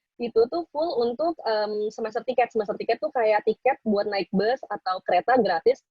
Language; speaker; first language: Indonesian; native; Indonesian